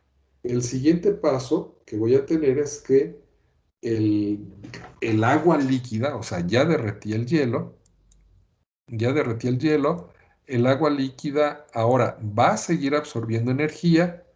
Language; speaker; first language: Spanish; native; Spanish